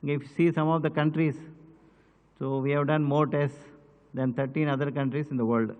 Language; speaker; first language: English; non-native, local second language; Telugu